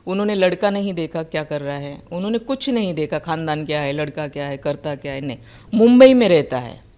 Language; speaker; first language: Hindi; non-native, local second language; Marathi